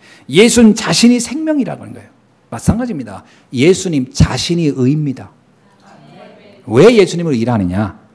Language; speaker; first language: Korean; native; Korean